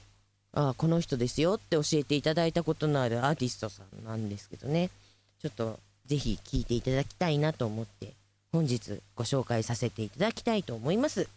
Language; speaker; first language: Japanese; native; Japanese